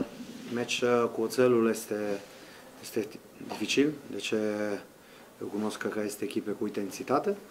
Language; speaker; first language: Romanian; non-native, learner; Italian